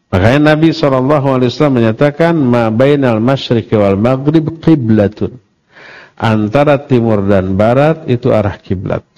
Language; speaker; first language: Indonesian; non-native, local second language; Sundanese